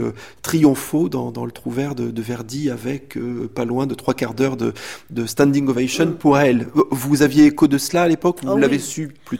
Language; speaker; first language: French; native; French